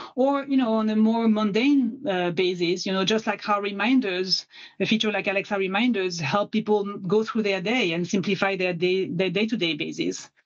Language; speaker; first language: English; non-native, fluent; French